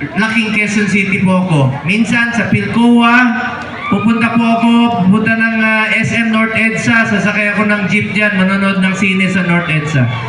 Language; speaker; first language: Filipino; non-native, local second language; Cebuano